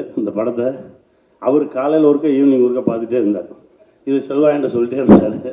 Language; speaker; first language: Tamil; native; Tamil